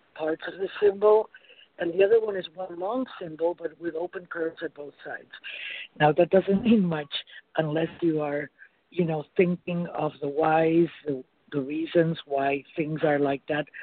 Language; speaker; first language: English; non-native, fluent; Spanish